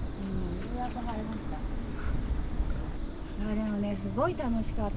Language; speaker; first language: Japanese; native; Japanese